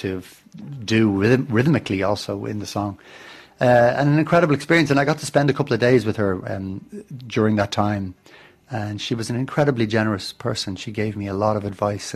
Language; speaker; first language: English; native; English